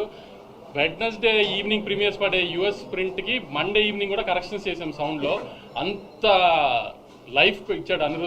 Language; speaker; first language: Telugu; native; Telugu